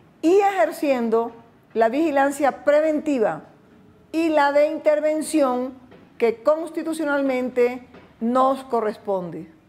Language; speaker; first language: Spanish; native; Spanish